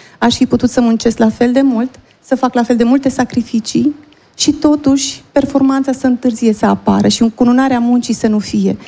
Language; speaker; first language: Romanian; native; Romanian